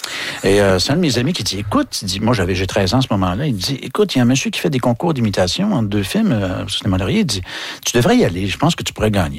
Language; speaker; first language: French; native; French